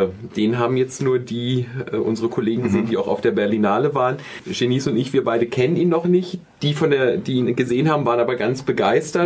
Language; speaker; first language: German; native; German